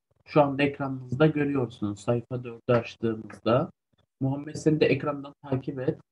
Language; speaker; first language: Turkish; native; Turkish